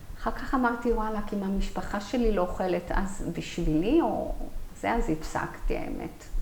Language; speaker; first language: Hebrew; early bilingual, other home language; Arabic